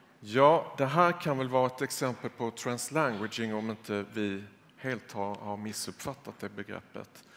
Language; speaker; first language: Swedish; native; Swedish